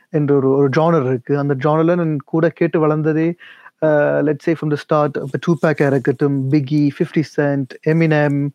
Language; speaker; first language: Tamil; early bilingual, heritage; Tamil